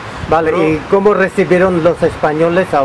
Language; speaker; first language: Spanish; non-native, learner; Russian